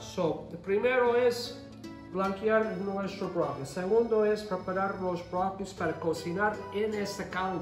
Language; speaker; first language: Spanish; non-native, fluent; English